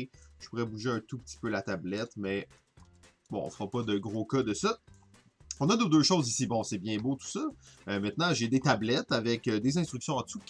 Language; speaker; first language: French; native; French